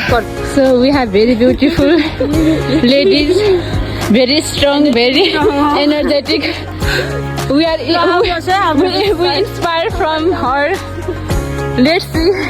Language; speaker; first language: English; non-native, learner; Nepali